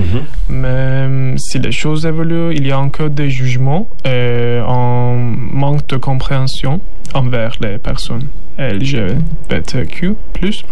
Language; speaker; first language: French; non-native, learner; Turkish